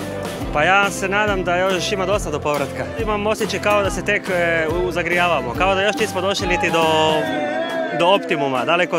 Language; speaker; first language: Croatian; native; Croatian